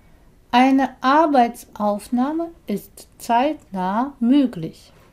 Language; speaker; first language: German; non-native, fluent; Persian